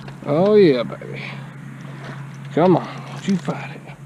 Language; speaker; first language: English; native; English